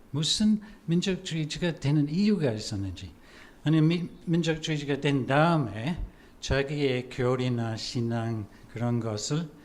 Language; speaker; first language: Korean; non-native, fluent; English